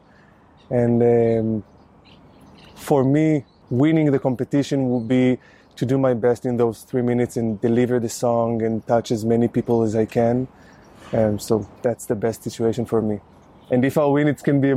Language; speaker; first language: English; non-native, fluent; Hebrew